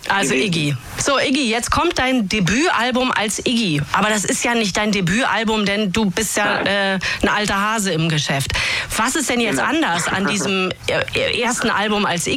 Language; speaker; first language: German; native; German